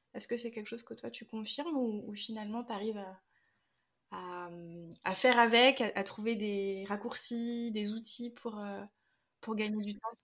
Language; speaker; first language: French; native; French